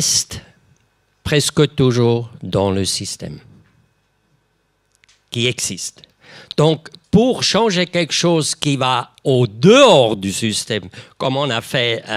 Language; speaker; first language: French; non-native, local second language; German